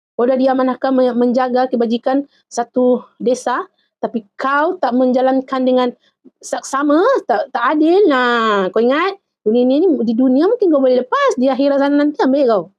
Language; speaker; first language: Malay; native; Malay